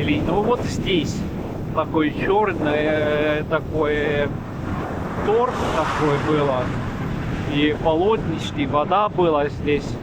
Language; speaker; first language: Russian; non-native, local second language; Estonian